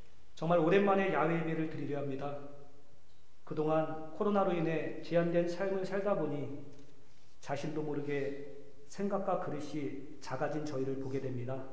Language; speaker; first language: Korean; native; Korean